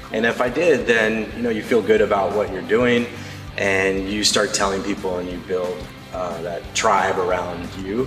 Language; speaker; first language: English; native; English